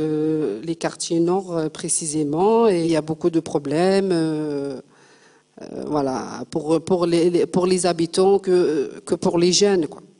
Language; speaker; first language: French; non-native, fluent; Arabic